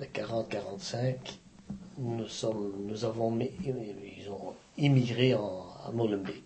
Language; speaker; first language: French; native; French